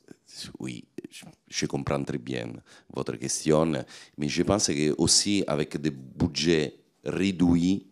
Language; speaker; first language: French; non-native, fluent; Italian